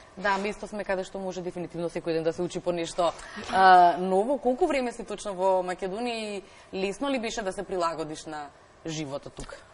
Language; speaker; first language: Macedonian; native; Macedonian